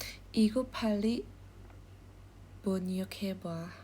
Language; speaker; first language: Korean; non-native, learner; Indonesian